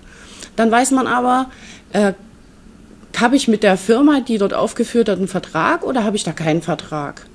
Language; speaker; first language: German; native; German